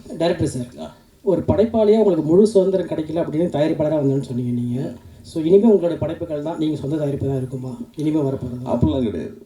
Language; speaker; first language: Tamil; native; Tamil